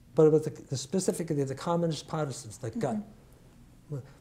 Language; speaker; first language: English; early bilingual, other home language; Italian